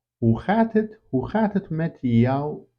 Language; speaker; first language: Dutch; non-native, fluent; Turkish